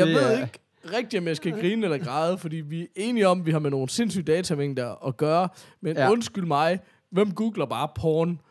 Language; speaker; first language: Danish; native; Danish